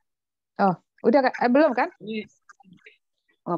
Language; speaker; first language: Indonesian; native; Indonesian